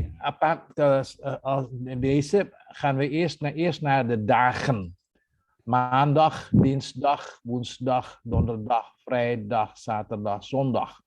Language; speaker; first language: Dutch; non-native, fluent; Indonesian